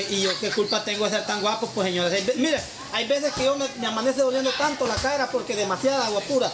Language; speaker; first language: Spanish; native; Spanish